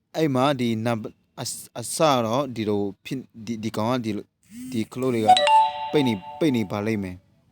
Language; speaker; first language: Burmese; non-native, local second language; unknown